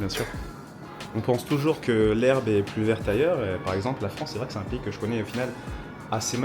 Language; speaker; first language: French; native; French